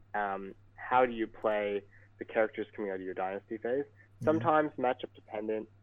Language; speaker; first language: English; native; English